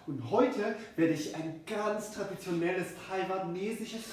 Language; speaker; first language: German; non-native, fluent; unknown